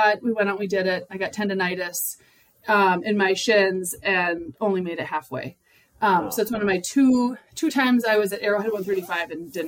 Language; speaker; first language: English; native; English